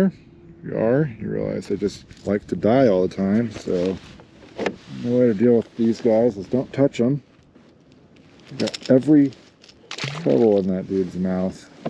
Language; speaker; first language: English; native; English